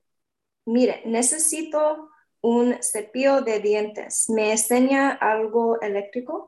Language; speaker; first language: Spanish; non-native, learner; English